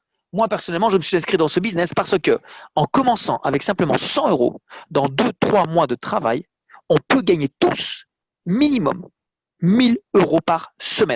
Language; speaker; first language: French; native; French